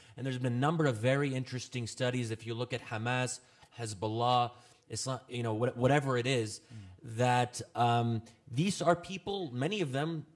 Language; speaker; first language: English; native; English